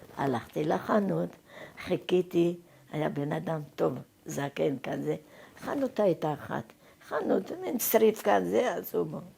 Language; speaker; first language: Hebrew; non-native, fluent; Arabic